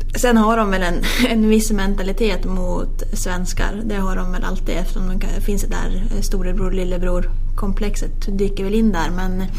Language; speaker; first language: Swedish; native; Swedish